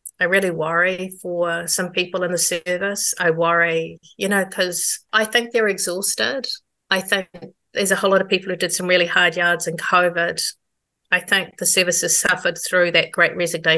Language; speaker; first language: English; native; English